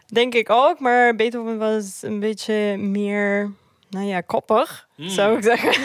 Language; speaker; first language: Dutch; non-native, fluent; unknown